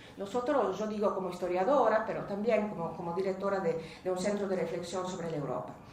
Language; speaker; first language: Spanish; non-native, fluent; Italian